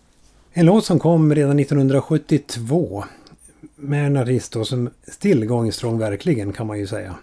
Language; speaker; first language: Swedish; native; Swedish